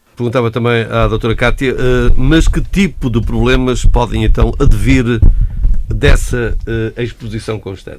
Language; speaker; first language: Portuguese; native; Portuguese